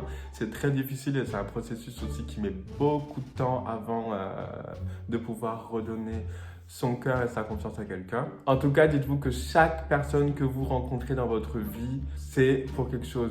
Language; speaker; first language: French; native; French